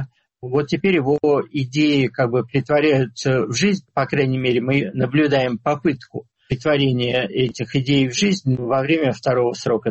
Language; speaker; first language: Russian; native; Russian